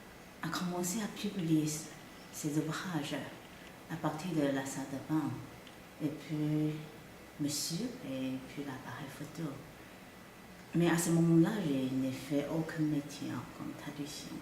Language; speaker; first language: French; non-native, fluent; Chinese